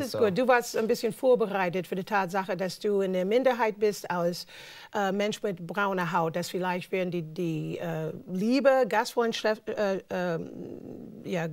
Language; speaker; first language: German; non-native, learner; English